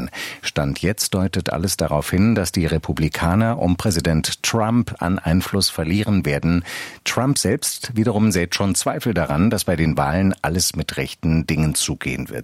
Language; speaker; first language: German; native; German